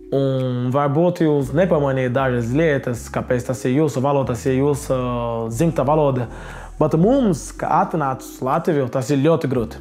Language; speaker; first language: Latvian; non-native, learner; Portuguese